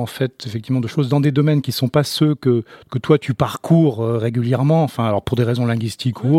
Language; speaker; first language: French; native; French